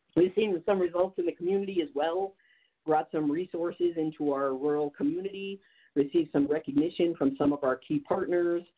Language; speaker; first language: English; native; English